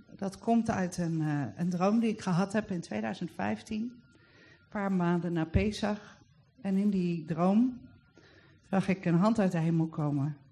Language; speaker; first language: Dutch; native; Dutch